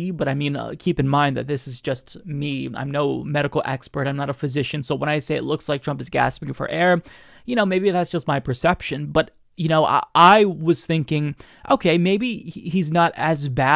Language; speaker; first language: English; native; English